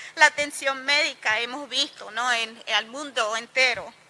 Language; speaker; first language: Spanish; early bilingual, heritage; Spanish